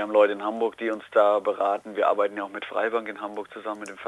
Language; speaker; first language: German; native; German